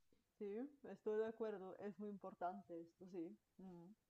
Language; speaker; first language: Spanish; non-native, fluent; Bulgarian